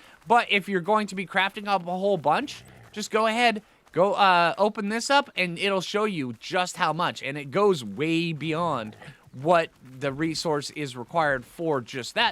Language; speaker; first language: English; native; English